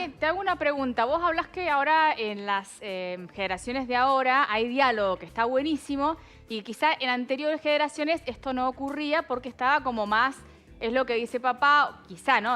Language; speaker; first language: Spanish; native; Spanish